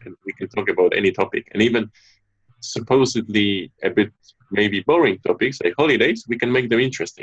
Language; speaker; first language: English; non-native, fluent; Polish